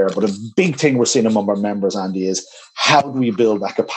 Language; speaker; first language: English; native; English